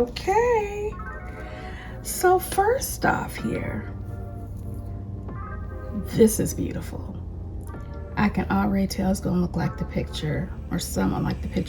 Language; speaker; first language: English; native; English